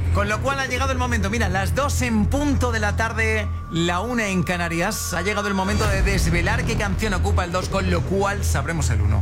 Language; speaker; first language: Spanish; native; Spanish